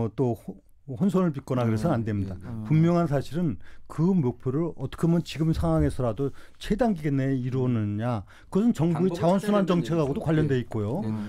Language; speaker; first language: Korean; native; Korean